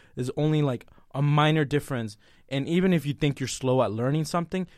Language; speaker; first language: English; early bilingual, other home language; Spanish